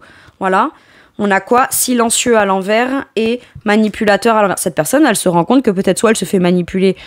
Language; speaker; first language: French; native; French